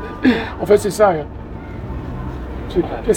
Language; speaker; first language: French; non-native, fluent; Portuguese